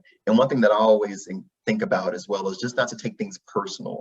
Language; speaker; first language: English; native; English